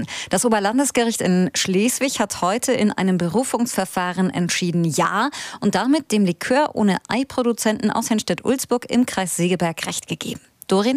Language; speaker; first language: German; native; German